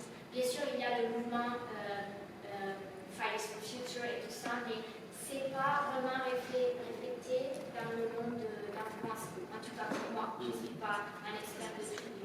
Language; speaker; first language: French; non-native, learner; Italian